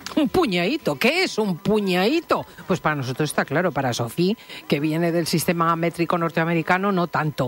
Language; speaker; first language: Spanish; native; Spanish